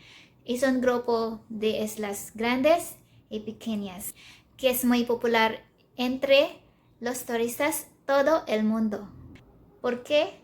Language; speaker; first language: Spanish; non-native, learner; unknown